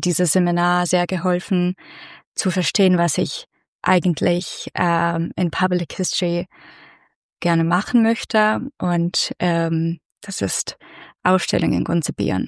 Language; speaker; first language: German; non-native, fluent; Russian